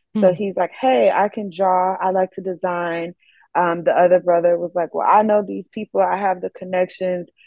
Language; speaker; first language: English; native; English